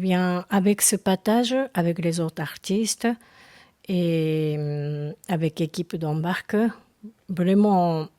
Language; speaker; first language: French; non-native, learner; Japanese